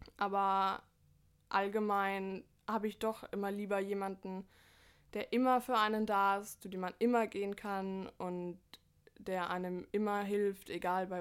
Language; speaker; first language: German; native; German